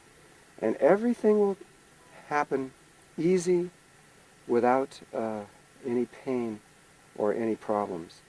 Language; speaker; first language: English; native; English